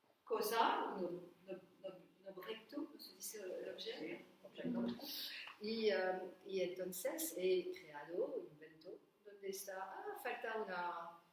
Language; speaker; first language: Spanish; non-native, learner; French